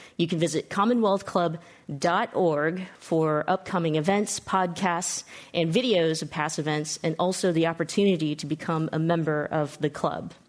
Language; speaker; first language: English; native; English